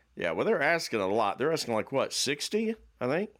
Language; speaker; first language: English; native; English